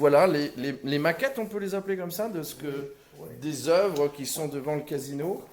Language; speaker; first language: French; native; French